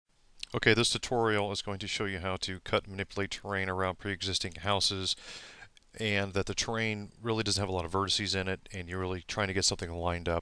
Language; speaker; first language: English; native; English